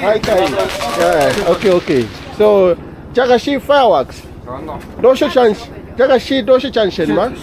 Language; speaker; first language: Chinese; non-native, learner; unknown